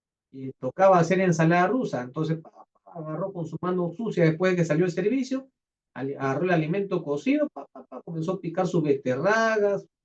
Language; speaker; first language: Spanish; native; Spanish